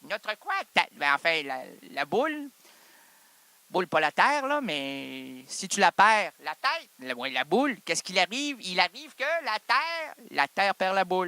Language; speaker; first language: French; native; French